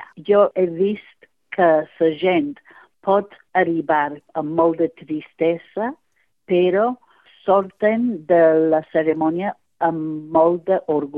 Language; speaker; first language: Catalan; non-native, fluent; English